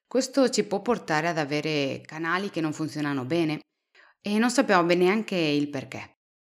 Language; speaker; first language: Italian; non-native, fluent; Spanish